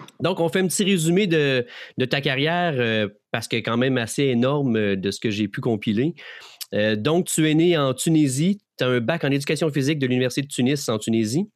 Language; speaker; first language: French; native; French